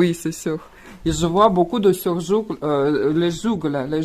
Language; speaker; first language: French; non-native, learner; Russian